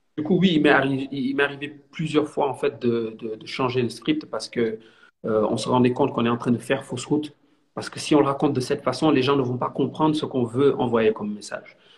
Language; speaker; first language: French; non-native, local second language; Wolof